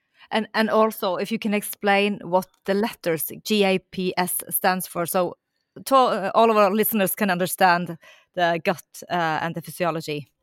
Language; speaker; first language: English; non-native, fluent; Norwegian